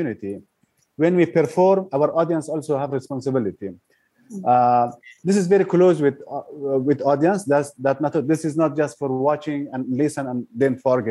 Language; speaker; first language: English; non-native, learner; Persian